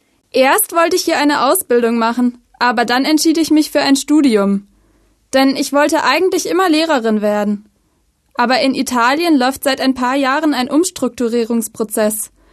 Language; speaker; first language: German; non-native, fluent; Italian